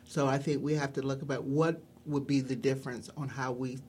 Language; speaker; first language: English; native; English